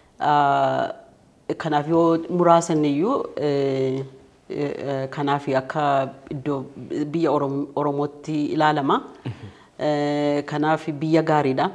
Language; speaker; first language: Oromo; native; Oromo